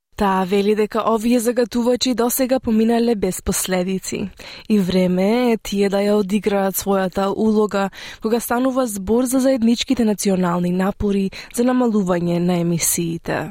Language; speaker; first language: Macedonian; native; Macedonian